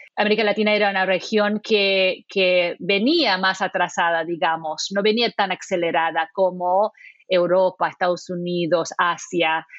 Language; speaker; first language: Spanish; non-native, fluent; English